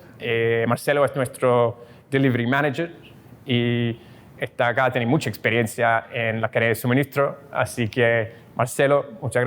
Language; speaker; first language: Spanish; non-native, fluent; English